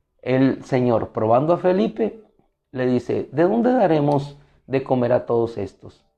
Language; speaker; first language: Spanish; native; Spanish